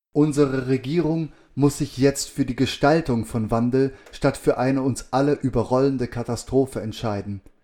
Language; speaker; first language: German; native; German